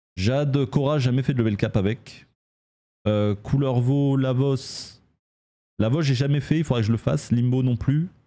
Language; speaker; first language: French; native; French